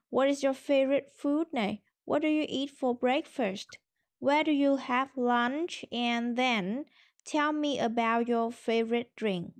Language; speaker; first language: English; non-native, learner; Vietnamese